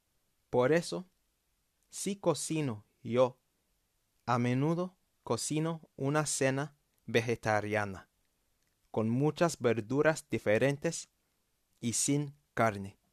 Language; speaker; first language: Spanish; non-native, fluent; English